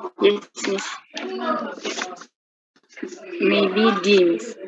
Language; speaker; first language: English; non-native, learner; Indonesian